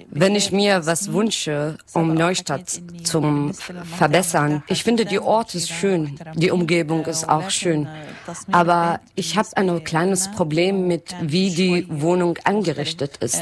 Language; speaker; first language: German; non-native, learner; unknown